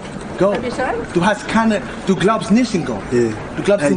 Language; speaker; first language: German; non-native, learner; English